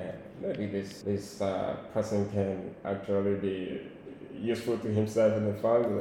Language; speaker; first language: English; non-native, local second language; Igbo